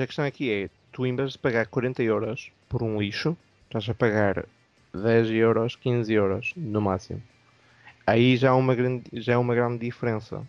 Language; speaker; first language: Portuguese; native; Portuguese